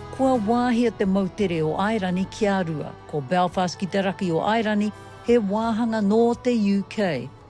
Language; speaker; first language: Māori; non-native, local second language; English